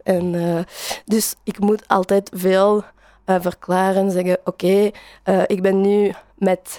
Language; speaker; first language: Dutch; non-native, learner; French